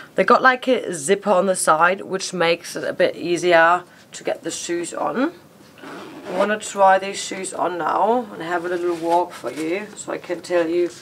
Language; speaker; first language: English; non-native, fluent; German